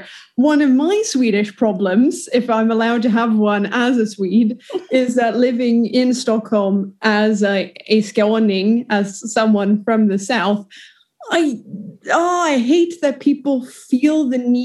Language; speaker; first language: English; non-native, fluent; Swedish